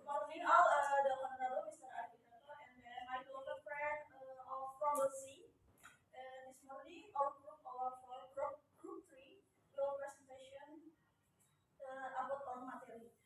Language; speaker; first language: English; non-native, learner; Indonesian